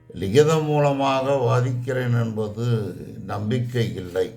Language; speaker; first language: Tamil; native; Tamil